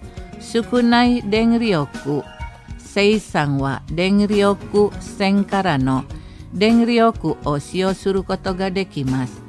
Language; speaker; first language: Japanese; non-native, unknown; Indonesian